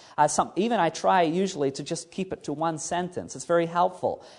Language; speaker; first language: English; native; English